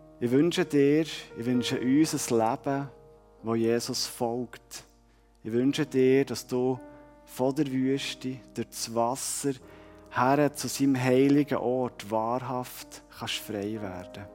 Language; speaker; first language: German; native; German